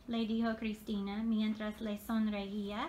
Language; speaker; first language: Spanish; non-native, fluent; English